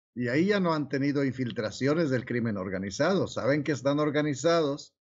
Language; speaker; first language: Spanish; native; Spanish